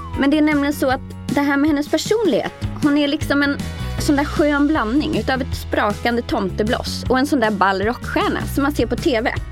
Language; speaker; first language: Swedish; native; Swedish